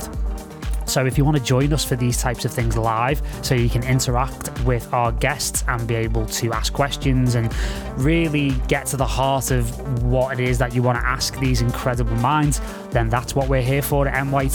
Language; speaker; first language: English; native; English